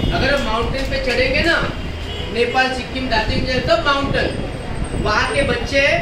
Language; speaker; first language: Hindi; non-native, local second language; Marathi